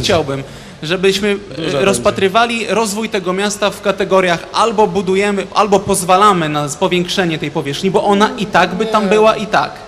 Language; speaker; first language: Polish; native; Polish